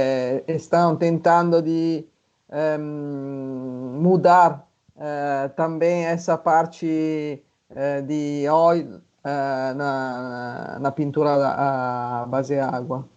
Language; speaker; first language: Portuguese; non-native, fluent; Italian